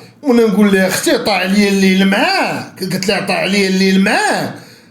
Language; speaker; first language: Arabic; native; Arabic